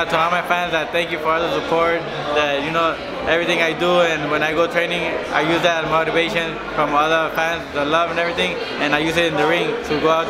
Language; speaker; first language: English; early bilingual, other home language; Spanish